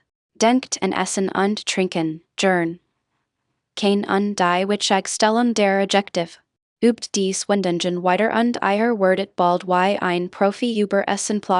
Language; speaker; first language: German; non-native, fluent; English